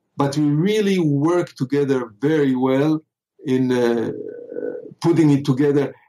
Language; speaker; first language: English; non-native, fluent; Hebrew